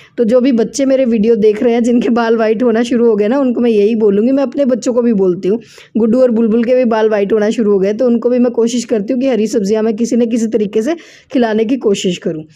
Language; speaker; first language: Hindi; native; Hindi